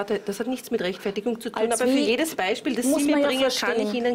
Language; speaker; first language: German; native; German